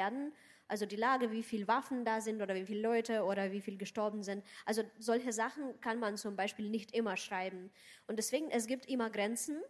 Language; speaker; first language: German; non-native, fluent; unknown